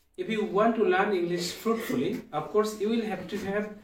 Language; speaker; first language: English; non-native, local second language; Bangla